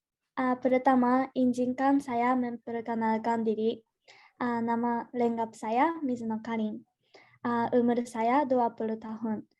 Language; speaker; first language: Indonesian; non-native, learner; Japanese